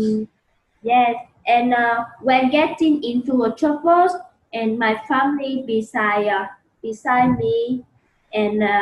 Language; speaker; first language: English; non-native, learner; Vietnamese